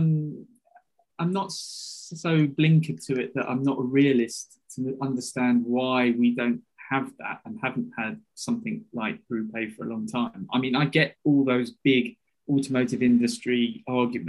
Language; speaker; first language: English; native; English